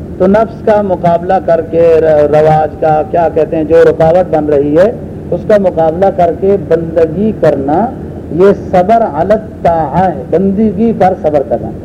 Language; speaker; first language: Urdu; native; Urdu